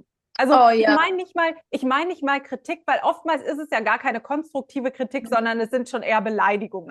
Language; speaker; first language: German; native; German